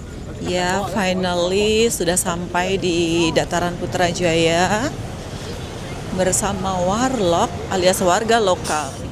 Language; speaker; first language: Indonesian; native; Indonesian